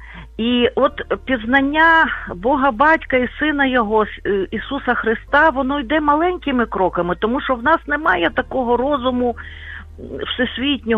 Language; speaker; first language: Ukrainian; native; Ukrainian